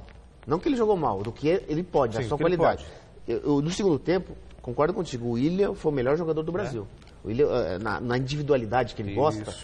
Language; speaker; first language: Portuguese; native; Portuguese